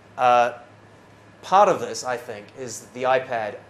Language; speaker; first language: English; native; English